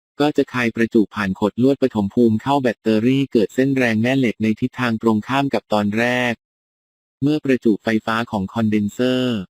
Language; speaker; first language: Thai; native; Thai